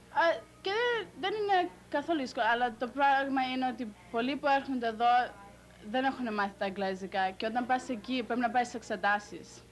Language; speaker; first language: Greek; early bilingual, heritage; Greek